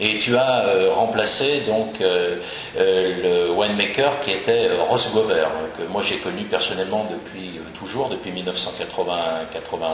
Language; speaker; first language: French; native; French